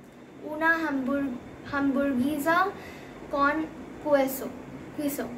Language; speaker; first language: Spanish; non-native, learner; Telugu